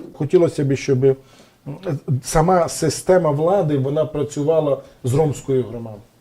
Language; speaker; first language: Ukrainian; non-native, local second language; Romany